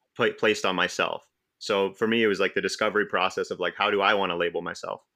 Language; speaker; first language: English; native; English